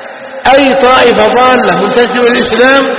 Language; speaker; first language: Arabic; native; Arabic